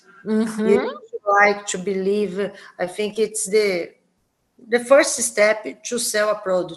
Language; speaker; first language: English; non-native, learner; Portuguese